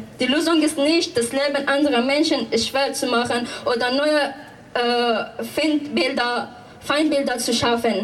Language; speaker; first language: German; non-native, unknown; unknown